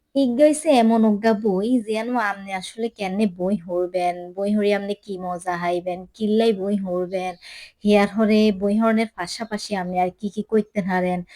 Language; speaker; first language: Bangla; native; Bangla